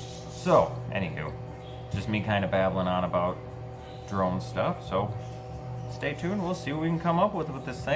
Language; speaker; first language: English; native; English